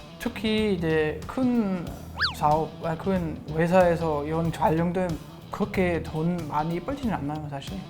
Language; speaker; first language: Korean; non-native, learner; German